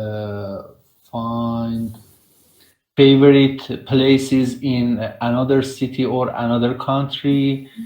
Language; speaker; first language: English; non-native, learner; Persian